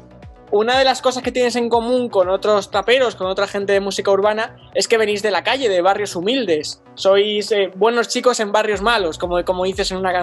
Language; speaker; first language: Spanish; native; Spanish